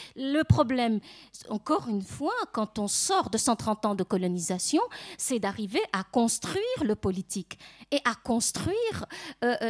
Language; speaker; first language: French; non-native, local second language; Arabic